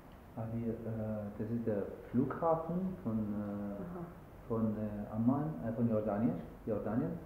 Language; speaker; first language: German; non-native, learner; Arabic